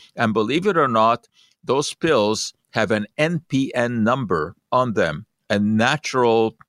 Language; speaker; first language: English; non-native, fluent; Hungarian